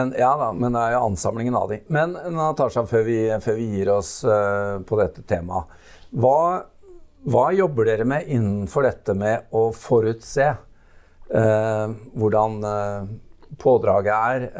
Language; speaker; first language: Norwegian; native; Norwegian